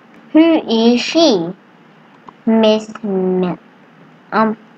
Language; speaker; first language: English; non-native, learner; Vietnamese